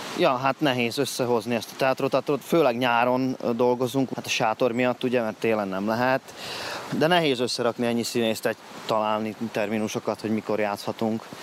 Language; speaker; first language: Hungarian; native; Hungarian